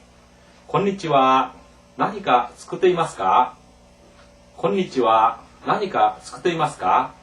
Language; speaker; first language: Japanese; non-native, fluent; Korean